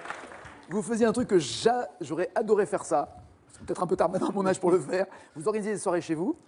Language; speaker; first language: French; native; French